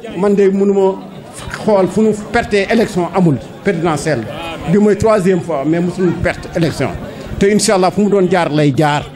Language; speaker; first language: Wolof; native; Wolof